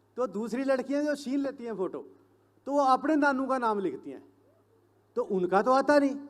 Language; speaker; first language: Hindi; non-native, local second language; Punjabi